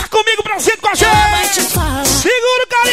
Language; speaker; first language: Portuguese; native; Portuguese